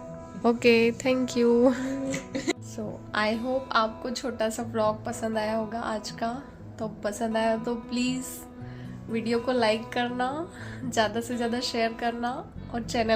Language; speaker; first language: Hindi; native; Hindi